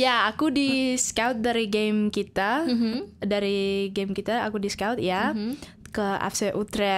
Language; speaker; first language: Indonesian; early bilingual, heritage; Indonesian